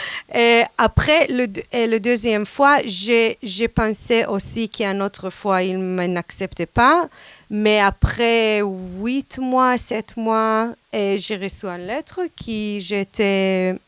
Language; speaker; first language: French; non-native, fluent; Hebrew